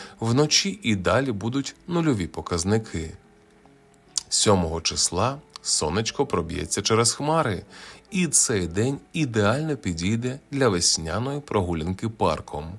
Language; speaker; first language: Ukrainian; native; Ukrainian